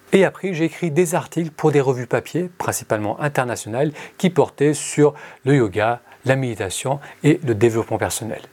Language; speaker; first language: French; early bilingual, other home language; Arabic